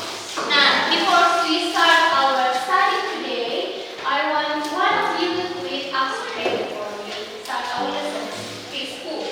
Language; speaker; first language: English; non-native, fluent; Indonesian